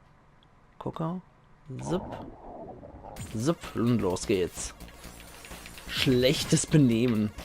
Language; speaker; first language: German; native; German